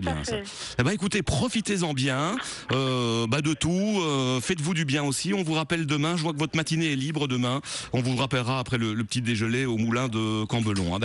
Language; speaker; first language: French; native; French